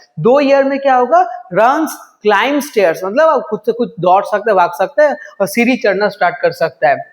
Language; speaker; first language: Hindi; non-native, local second language; Bangla